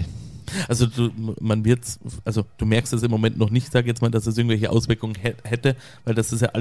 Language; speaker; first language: German; native; German